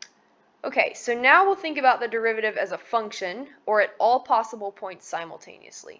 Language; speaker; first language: English; native; English